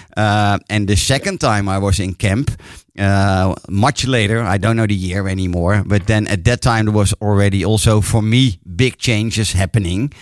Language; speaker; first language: English; non-native, fluent; Dutch